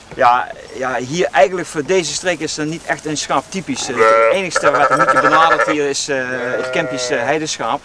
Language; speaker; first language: Dutch; native; Dutch